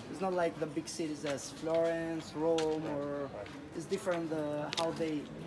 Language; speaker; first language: English; non-native, fluent; Italian